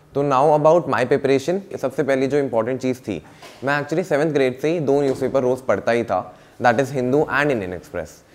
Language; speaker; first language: Hindi; native; Hindi